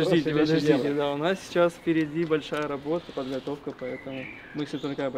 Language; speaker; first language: Russian; native; Russian